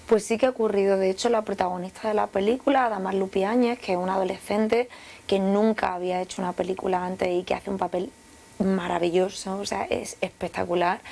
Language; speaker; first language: Spanish; native; Spanish